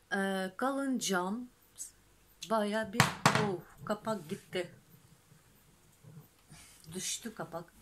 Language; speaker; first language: Turkish; non-native, fluent; Russian